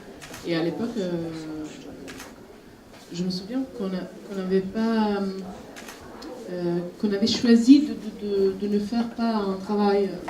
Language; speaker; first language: French; non-native, fluent; Italian